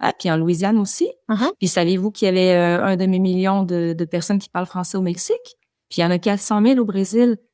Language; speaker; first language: French; native; French